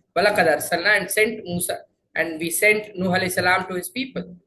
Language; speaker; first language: English; non-native, local second language; Tamil